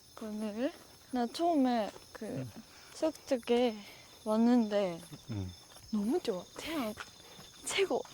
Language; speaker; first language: Korean; non-native, learner; Japanese